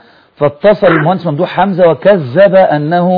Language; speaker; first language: Arabic; native; Arabic